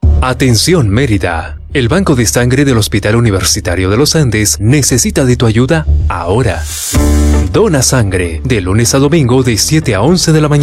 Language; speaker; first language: Spanish; native; Spanish